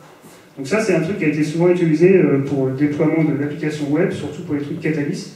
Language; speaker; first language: French; native; French